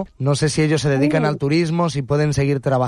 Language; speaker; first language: Spanish; native; Spanish